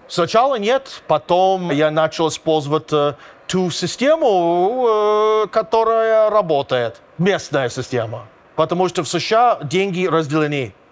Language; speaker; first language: Russian; non-native, fluent; English